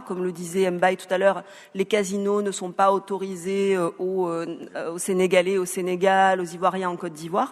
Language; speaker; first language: French; native; French